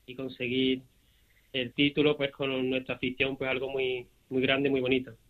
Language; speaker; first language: Spanish; native; Spanish